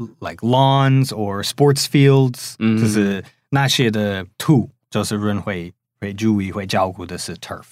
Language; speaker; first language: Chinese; non-native, fluent; English